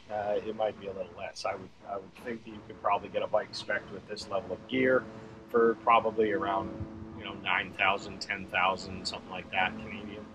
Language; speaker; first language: English; native; English